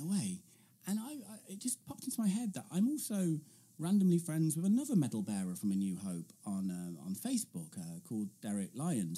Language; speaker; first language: English; native; English